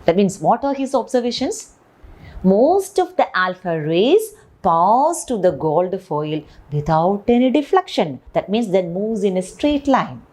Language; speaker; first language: English; non-native, local second language; Malayalam